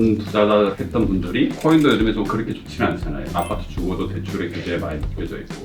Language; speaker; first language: Korean; native; Korean